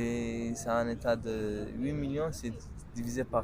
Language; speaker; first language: French; non-native, local second language; Kurdish